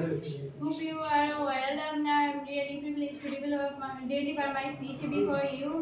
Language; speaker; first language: English; non-native, learner; Bangla